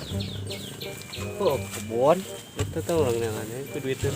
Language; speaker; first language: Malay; non-native, local second language; Sundanese